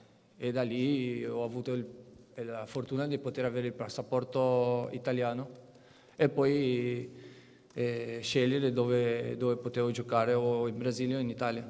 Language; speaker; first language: Italian; non-native, fluent; Portuguese